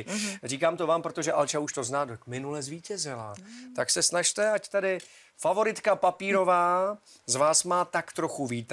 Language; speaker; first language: Czech; native; Czech